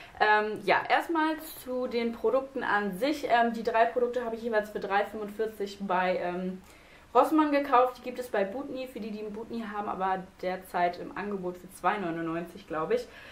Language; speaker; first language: German; native; German